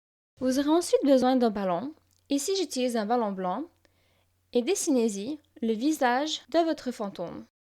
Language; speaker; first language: French; native; French